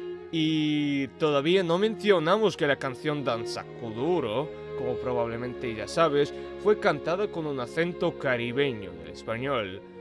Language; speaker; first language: Spanish; non-native, fluent; Russian